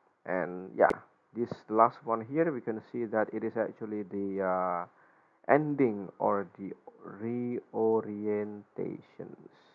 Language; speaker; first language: English; non-native, fluent; Indonesian